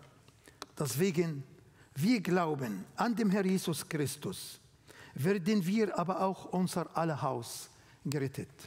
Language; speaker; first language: German; non-native, learner; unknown